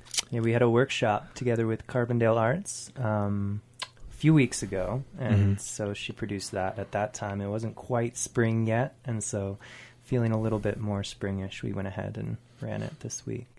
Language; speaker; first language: English; native; English